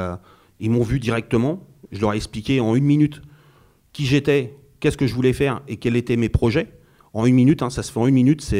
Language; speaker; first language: French; native; French